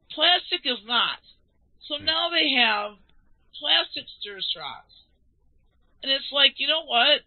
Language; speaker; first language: English; native; English